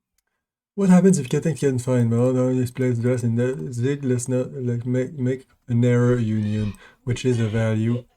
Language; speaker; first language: English; non-native, local second language; French